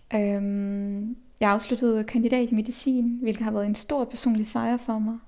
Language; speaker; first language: Danish; early bilingual, other home language; Persian